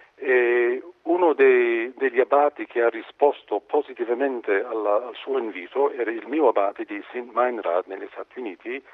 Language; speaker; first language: Italian; non-native, fluent; English